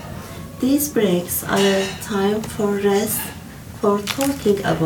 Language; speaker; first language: English; non-native, learner; Turkish